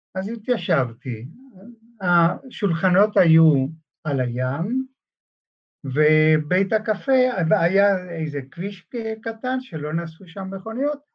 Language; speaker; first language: Hebrew; non-native, fluent; Spanish